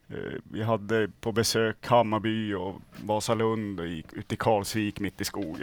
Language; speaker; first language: Swedish; native; Swedish